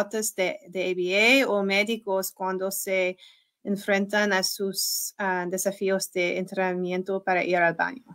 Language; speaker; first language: Spanish; non-native, learner; English